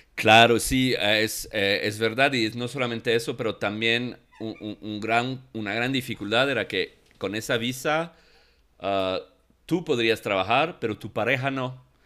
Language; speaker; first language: Spanish; non-native, fluent; English